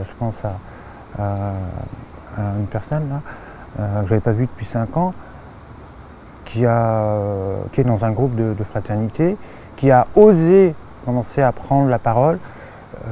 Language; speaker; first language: French; native; French